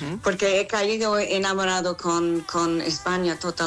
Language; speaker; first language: Spanish; non-native, learner; English